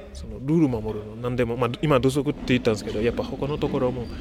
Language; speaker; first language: Japanese; non-native, fluent; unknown